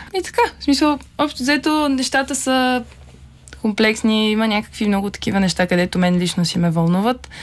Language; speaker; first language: Bulgarian; native; Bulgarian